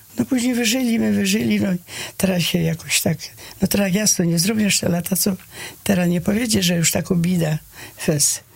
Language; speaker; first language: Polish; early bilingual, heritage; Polish